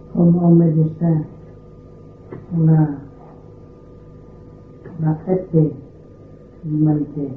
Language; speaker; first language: French; non-native, learner; Vietnamese